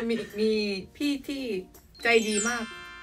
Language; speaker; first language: Thai; non-native, learner; Korean